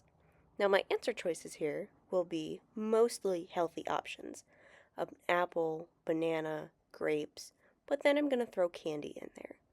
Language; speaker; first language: English; native; English